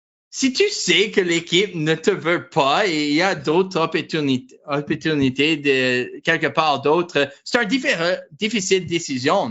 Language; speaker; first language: French; non-native, learner; English